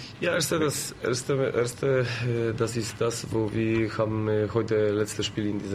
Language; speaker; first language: German; non-native, learner; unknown